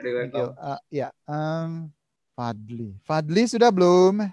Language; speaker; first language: English; non-native, learner; Indonesian